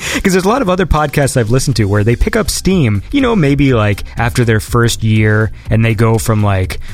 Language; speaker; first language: English; native; English